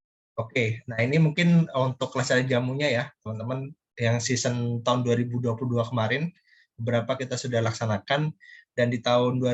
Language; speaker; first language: Indonesian; native; Indonesian